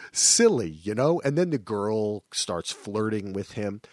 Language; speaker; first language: English; native; English